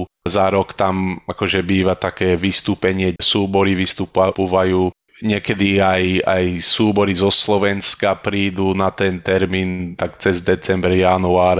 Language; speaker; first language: Slovak; early bilingual, heritage; Slovak